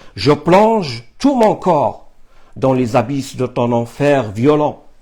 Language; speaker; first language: French; non-native, fluent; Arabic